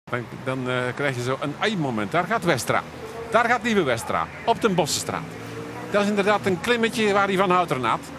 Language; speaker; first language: Dutch; native; Dutch